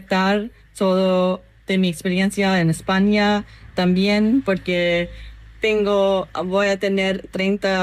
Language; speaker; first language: Spanish; non-native, fluent; English